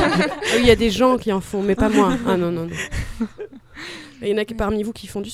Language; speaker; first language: French; native; French